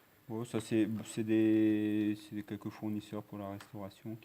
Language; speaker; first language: French; native; French